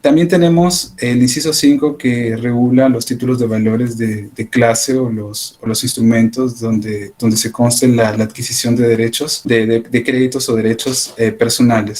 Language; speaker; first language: Spanish; native; Spanish